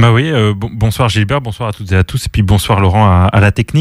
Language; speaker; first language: French; native; French